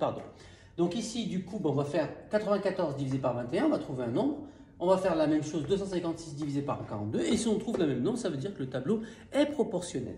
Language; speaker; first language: French; native; French